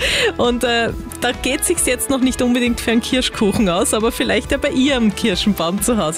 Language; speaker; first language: German; native; German